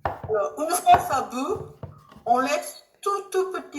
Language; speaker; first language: French; non-native, learner; Japanese